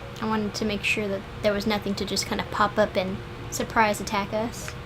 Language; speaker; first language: English; native; English